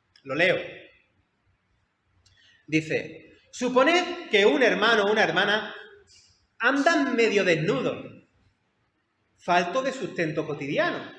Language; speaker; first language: Spanish; native; Spanish